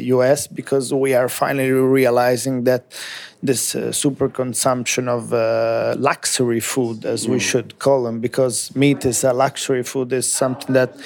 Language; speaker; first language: English; non-native, fluent; Italian